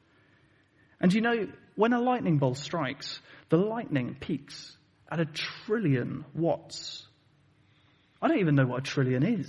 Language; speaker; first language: English; native; English